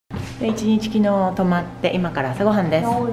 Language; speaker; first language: Japanese; native; Japanese